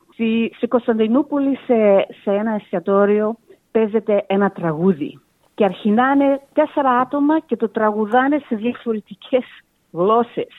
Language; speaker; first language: Greek; early bilingual, heritage; Greek